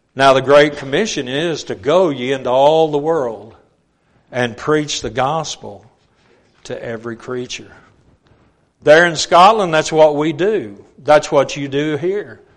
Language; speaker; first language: English; native; English